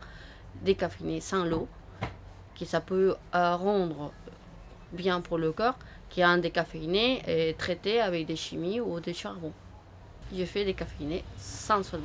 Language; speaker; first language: French; non-native, fluent; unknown